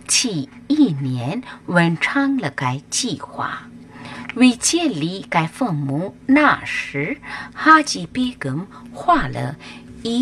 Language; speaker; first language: Chinese; non-native, learner; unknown